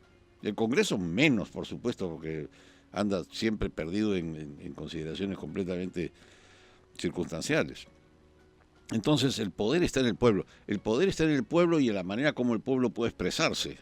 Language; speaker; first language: Spanish; native; Spanish